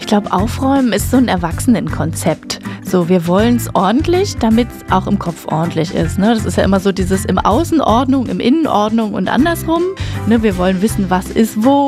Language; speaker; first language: German; native; German